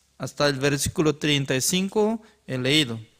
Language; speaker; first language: Spanish; non-native, learner; Korean